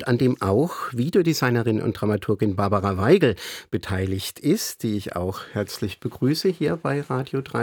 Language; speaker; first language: German; native; German